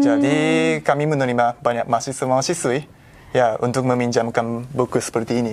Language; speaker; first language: Indonesian; non-native, fluent; Japanese